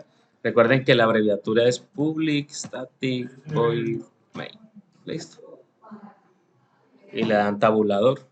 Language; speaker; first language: Spanish; native; Spanish